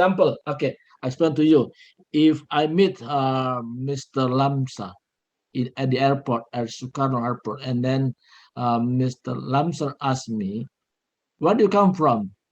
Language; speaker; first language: English; non-native, learner; Indonesian